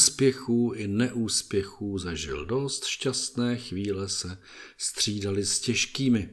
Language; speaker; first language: Czech; native; Czech